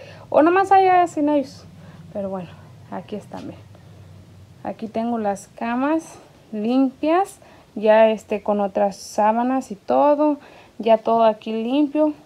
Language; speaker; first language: Spanish; native; Spanish